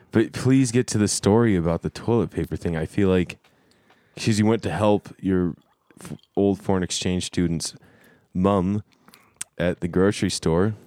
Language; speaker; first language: English; native; English